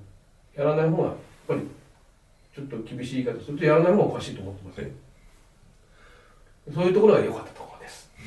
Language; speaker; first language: Japanese; native; Japanese